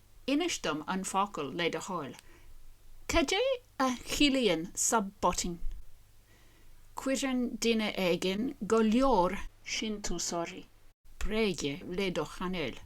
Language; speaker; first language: Irish; non-native, learner; English